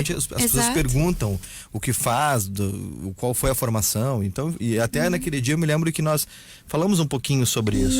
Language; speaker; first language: Portuguese; native; Portuguese